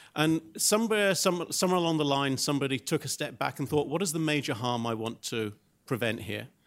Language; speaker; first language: English; native; English